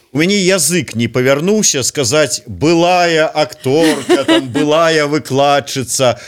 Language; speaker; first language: Belarusian; native; Belarusian